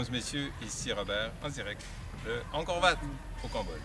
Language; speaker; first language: French; native; French